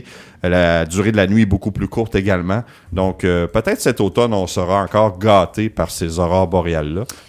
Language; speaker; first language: French; native; French